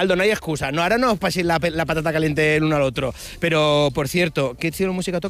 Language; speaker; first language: Spanish; native; Spanish